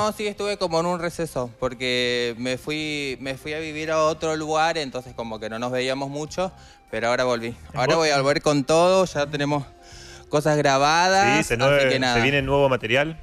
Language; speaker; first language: Spanish; native; Spanish